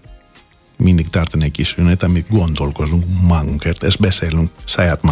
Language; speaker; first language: Hungarian; non-native, fluent; Greek